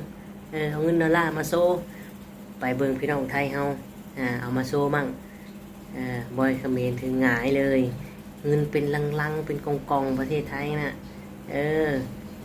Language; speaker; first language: Thai; non-native, local second language; Lao